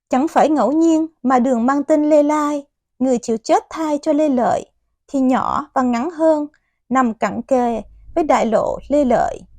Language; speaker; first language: Vietnamese; native; Vietnamese